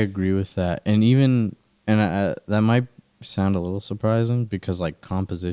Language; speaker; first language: English; native; English